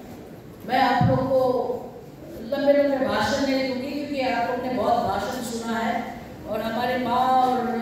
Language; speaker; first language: Hindi; non-native, local second language; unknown